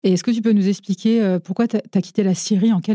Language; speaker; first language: French; native; French